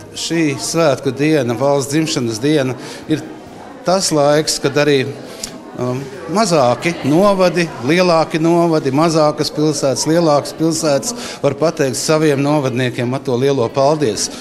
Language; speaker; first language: Latvian; native; Latvian